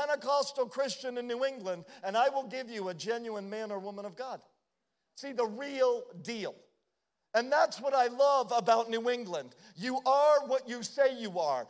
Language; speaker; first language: English; native; English